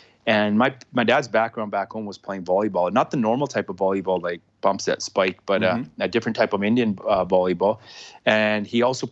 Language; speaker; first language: English; non-native, fluent; Punjabi